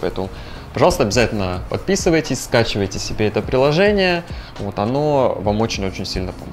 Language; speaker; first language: Russian; native; Russian